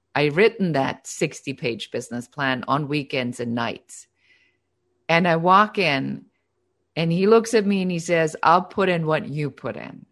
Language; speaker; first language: English; non-native, fluent; German